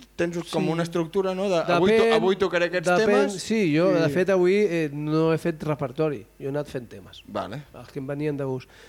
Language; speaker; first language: Catalan; non-native, local second language; Spanish